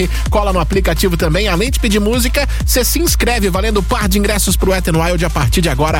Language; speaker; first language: Portuguese; native; Portuguese